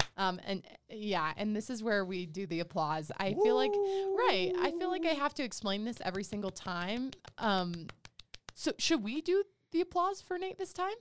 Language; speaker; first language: English; native; English